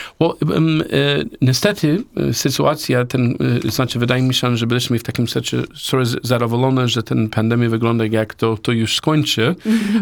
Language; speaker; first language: Polish; non-native, learner; English